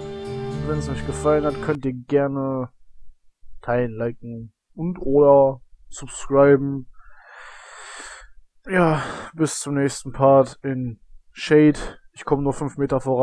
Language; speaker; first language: German; native; German